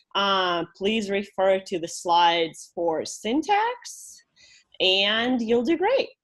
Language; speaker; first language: English; non-native, fluent; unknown